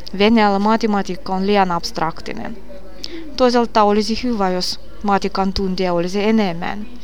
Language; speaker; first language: Finnish; non-native, fluent; Russian